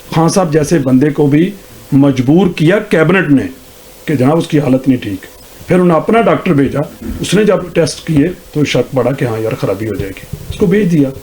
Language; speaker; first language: Urdu; non-native, local second language; Punjabi